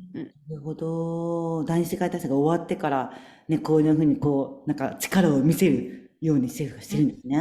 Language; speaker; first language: Japanese; native; Japanese